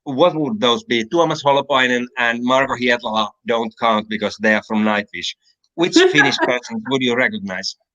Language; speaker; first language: English; non-native, fluent; Finnish